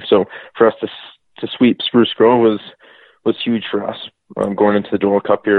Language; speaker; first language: English; native; English